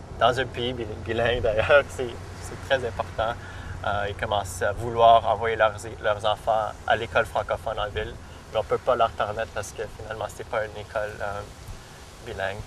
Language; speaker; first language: French; native; French